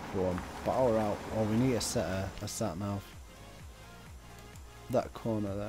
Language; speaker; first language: English; native; English